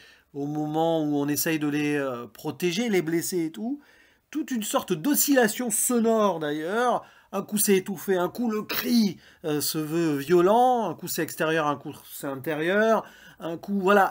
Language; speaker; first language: French; native; French